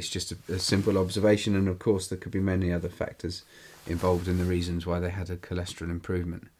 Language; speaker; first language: English; native; English